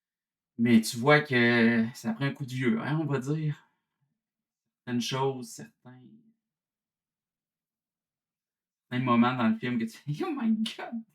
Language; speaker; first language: French; native; French